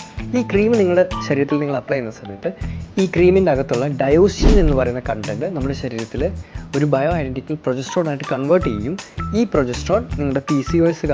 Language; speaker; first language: Malayalam; native; Malayalam